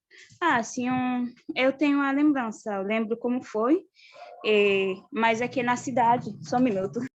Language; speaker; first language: Portuguese; non-native, fluent; Haitian Creole